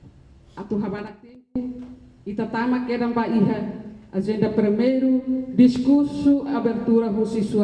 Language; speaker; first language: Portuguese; non-native, local second language; Tetum